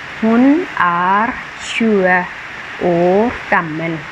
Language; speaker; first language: Norwegian; non-native, fluent; Thai